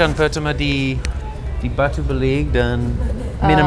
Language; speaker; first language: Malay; non-native, learner; English